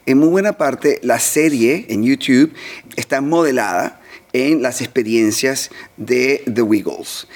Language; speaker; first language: Spanish; native; Spanish